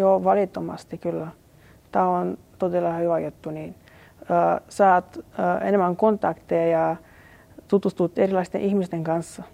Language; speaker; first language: Finnish; non-native, learner; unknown